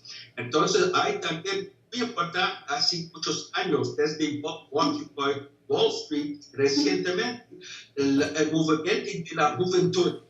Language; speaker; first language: Spanish; non-native, fluent; English